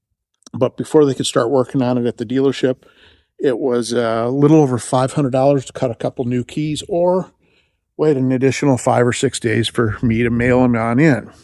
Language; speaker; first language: English; native; English